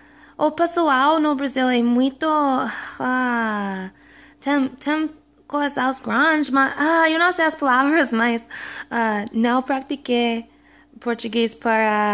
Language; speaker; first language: Portuguese; non-native, learner; English